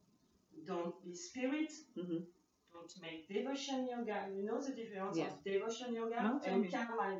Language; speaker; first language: English; non-native, learner; French